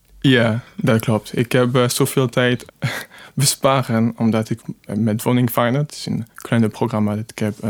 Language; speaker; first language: Dutch; non-native, fluent; French